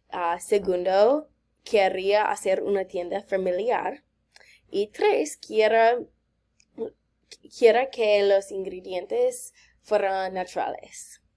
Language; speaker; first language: Spanish; non-native, learner; English